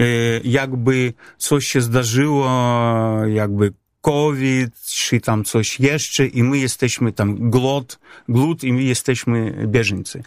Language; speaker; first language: Polish; non-native, fluent; Belarusian